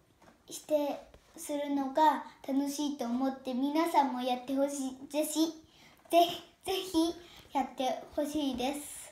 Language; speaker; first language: Japanese; early bilingual, heritage; Japanese